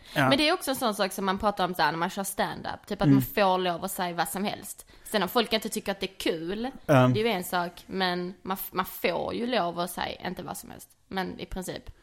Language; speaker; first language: Swedish; native; Swedish